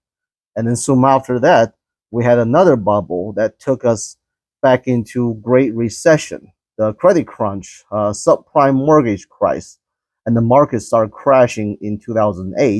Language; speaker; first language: English; non-native, fluent; Chinese